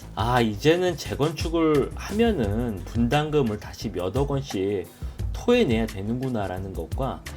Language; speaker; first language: Korean; native; Korean